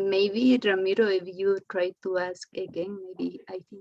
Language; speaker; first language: English; non-native, learner; Spanish